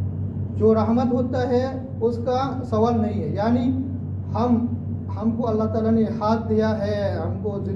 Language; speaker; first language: Hindi; non-native, fluent; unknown